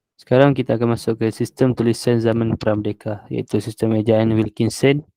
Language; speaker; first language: Malay; native; Malay